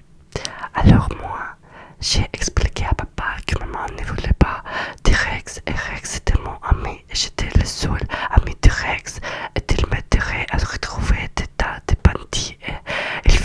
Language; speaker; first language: French; non-native, learner; Russian